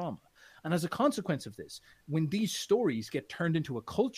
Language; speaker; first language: English; native; English